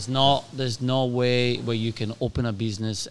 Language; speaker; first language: English; non-native, fluent; Italian